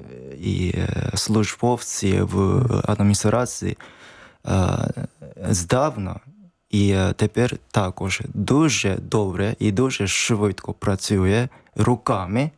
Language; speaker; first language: Ukrainian; non-native, learner; Japanese